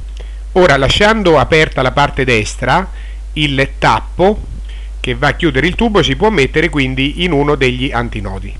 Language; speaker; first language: Italian; native; Italian